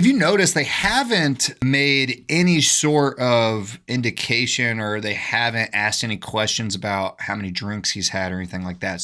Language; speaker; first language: English; native; English